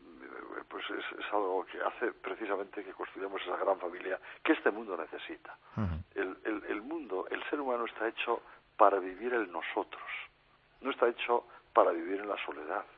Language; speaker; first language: Spanish; native; Spanish